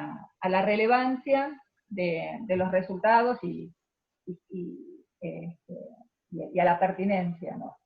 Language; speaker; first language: Spanish; native; Spanish